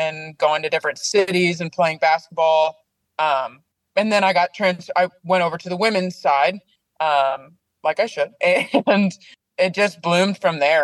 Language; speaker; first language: English; native; English